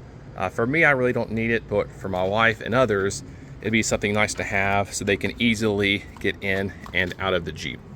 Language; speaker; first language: English; native; English